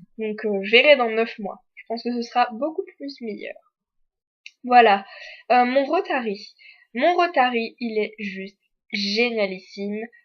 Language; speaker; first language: French; native; French